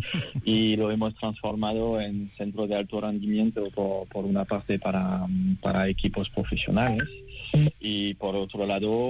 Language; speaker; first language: Spanish; non-native, fluent; French